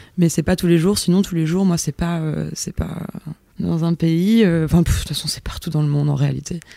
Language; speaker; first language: French; native; French